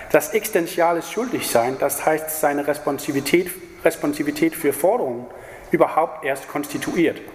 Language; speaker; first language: German; non-native, fluent; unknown